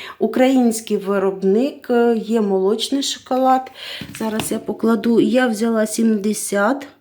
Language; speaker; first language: Ukrainian; non-native, local second language; Russian